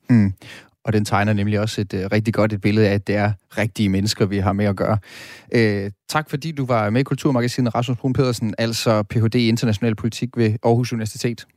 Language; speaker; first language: Danish; native; Danish